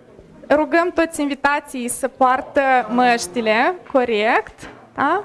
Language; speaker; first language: Romanian; native; Romanian